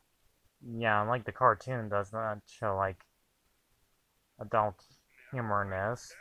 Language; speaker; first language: English; native; English